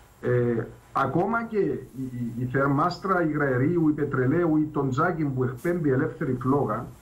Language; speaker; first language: Greek; native; Greek